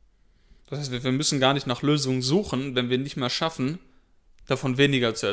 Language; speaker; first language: German; native; German